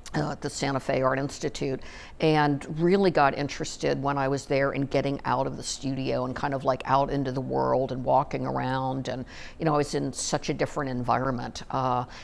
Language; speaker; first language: English; native; English